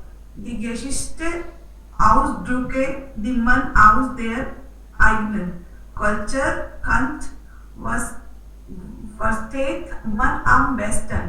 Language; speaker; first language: German; non-native, learner; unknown